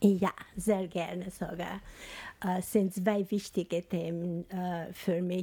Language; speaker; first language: German; non-native, fluent; Albanian